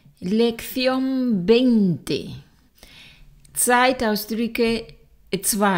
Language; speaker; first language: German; non-native, fluent; Spanish